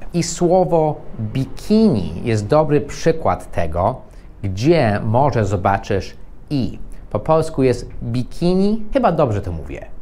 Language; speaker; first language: Polish; non-native, fluent; English